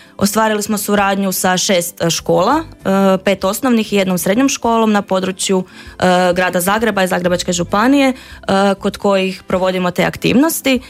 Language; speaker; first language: Croatian; native; Croatian